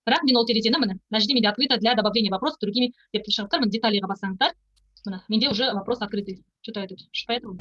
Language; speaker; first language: Russian; non-native, local second language; Kazakh